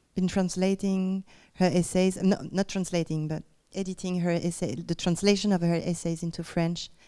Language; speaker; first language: English; non-native, fluent; French